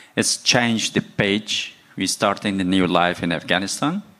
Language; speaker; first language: English; non-native, learner; Persian